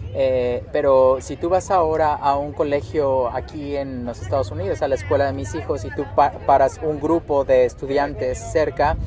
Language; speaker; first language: Spanish; native; Spanish